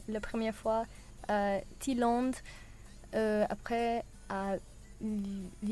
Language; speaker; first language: French; non-native, learner; English